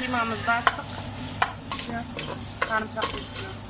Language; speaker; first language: Turkish; non-native, fluent; Kazakh